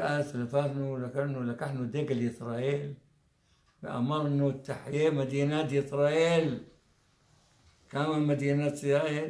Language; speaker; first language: Hebrew; non-native, fluent; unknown